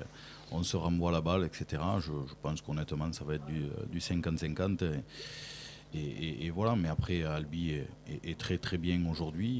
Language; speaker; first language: French; native; French